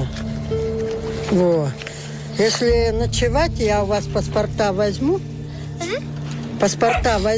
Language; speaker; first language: Russian; native; Russian